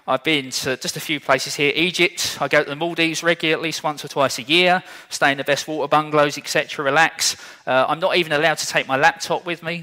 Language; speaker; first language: English; native; English